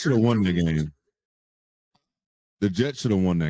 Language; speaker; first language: English; native; English